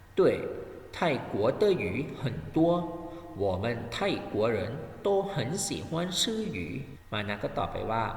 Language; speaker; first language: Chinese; non-native, fluent; Thai